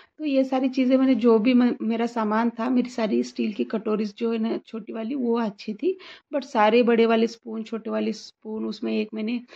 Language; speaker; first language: Hindi; non-native, local second language; Marathi